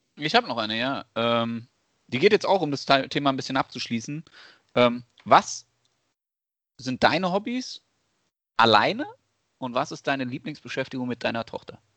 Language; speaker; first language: German; native; German